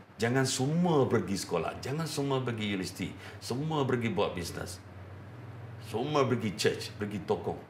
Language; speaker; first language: Malay; non-native, local second language; Chinese